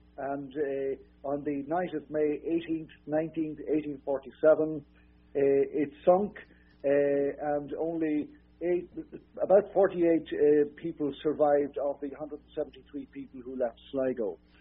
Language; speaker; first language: English; native; English